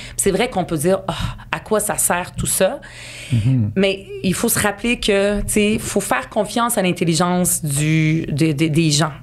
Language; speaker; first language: French; early bilingual, other home language; Arabic